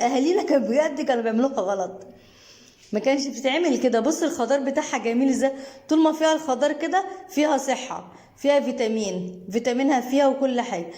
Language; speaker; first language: Arabic; native; Arabic